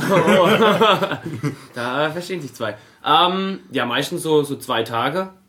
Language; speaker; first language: German; native; German